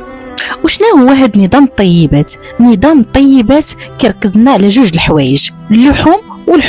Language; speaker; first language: Arabic; native; Arabic